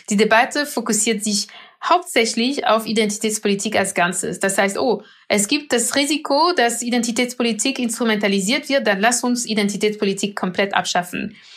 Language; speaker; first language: German; non-native, fluent; French